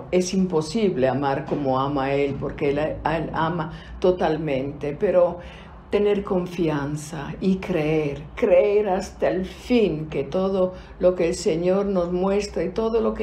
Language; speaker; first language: Spanish; non-native, fluent; Italian